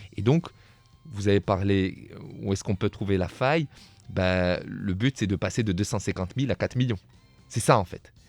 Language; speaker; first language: French; non-native, local second language; Arabic